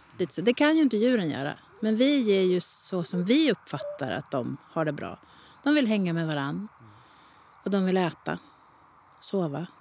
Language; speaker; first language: Swedish; native; Swedish